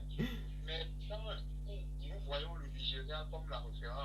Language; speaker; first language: French; non-native, learner; English